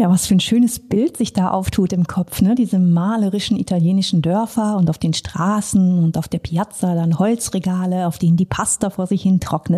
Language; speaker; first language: German; native; German